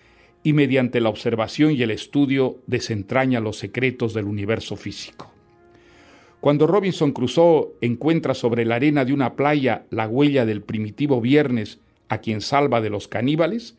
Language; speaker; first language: Spanish; native; Spanish